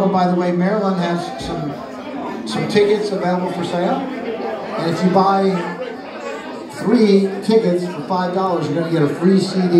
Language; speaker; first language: English; native; English